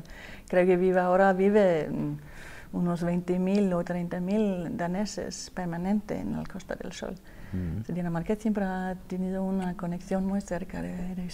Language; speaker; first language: Spanish; non-native, learner; Danish